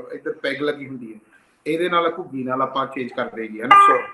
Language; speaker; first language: Punjabi; early bilingual, heritage; Punjabi